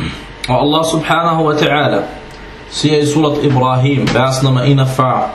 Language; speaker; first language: Danish; non-native, fluent; Arabic